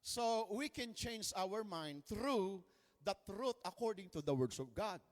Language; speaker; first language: English; non-native, local second language; Filipino